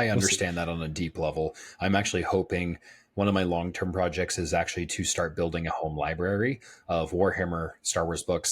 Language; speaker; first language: English; native; English